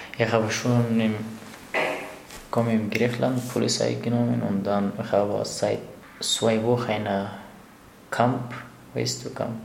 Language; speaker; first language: German; non-native, learner; Persian